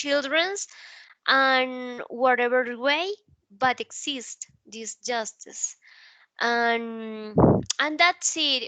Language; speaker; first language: English; non-native, learner; Spanish